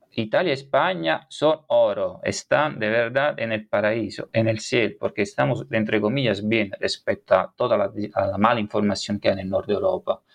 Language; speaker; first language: Spanish; non-native, fluent; Italian